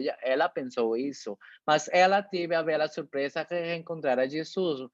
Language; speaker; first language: Portuguese; non-native, fluent; Spanish